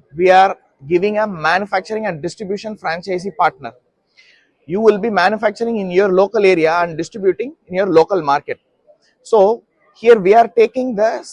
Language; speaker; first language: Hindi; non-native, local second language; Tamil